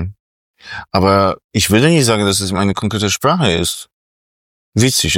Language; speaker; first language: German; non-native, fluent; Polish